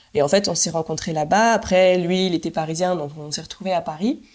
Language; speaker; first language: French; native; French